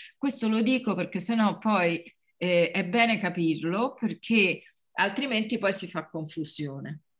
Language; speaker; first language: Italian; native; Italian